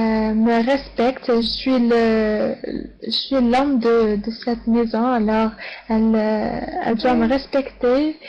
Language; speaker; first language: French; non-native, learner; Arabic